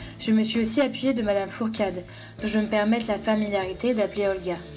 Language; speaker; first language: French; native; French